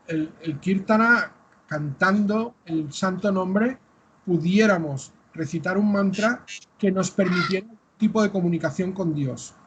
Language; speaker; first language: Spanish; native; Spanish